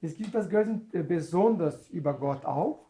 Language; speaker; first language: German; non-native, learner; Portuguese